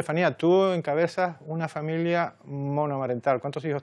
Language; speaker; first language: Spanish; native; Spanish